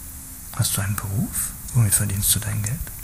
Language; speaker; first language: German; native; German